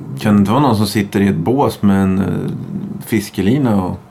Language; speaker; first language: Swedish; native; Swedish